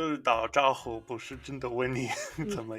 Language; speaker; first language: Chinese; non-native, fluent; English